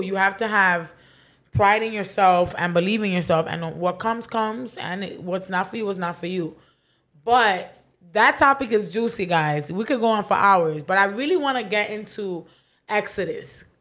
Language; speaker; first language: English; early bilingual, other home language; Spanish